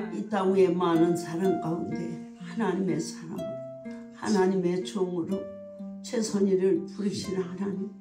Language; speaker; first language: Korean; native; Korean